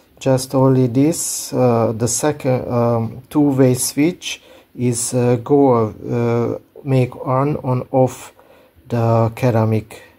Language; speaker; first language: English; non-native, learner; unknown